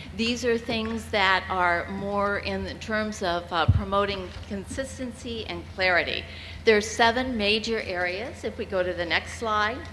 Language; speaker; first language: English; native; English